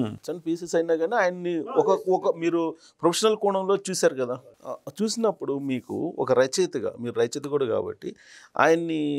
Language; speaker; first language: Telugu; native; Telugu